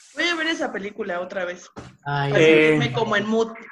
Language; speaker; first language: Spanish; native; Spanish